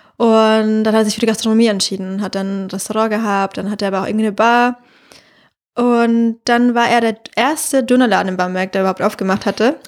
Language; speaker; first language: German; native; German